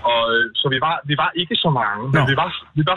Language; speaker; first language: Danish; native; Danish